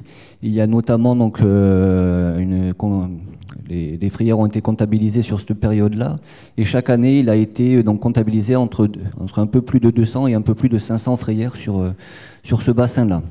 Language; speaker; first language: French; native; French